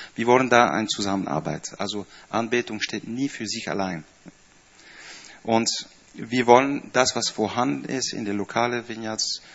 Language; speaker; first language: German; non-native, fluent; Dutch